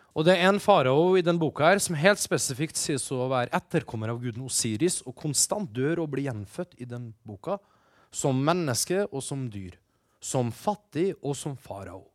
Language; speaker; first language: Norwegian; early bilingual, other home language; Persian